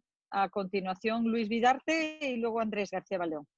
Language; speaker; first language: Spanish; native; Spanish